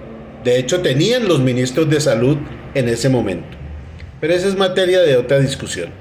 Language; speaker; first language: Spanish; native; Spanish